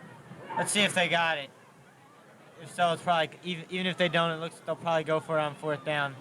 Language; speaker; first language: English; native; English